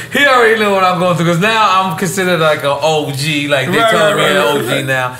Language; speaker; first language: English; native; English